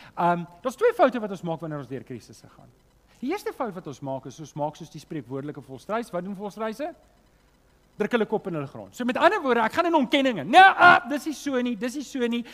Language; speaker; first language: Afrikaans; native; Afrikaans